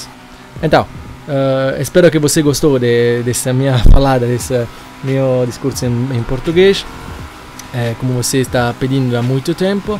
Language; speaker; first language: Portuguese; non-native, learner; Italian